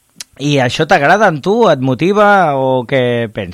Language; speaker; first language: Catalan; native; Catalan